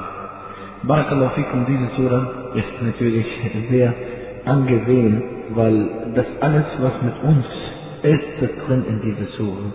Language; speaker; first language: German; non-native, fluent; Arabic